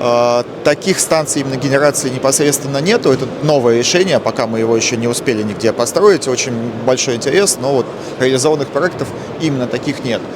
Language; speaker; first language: Russian; native; Russian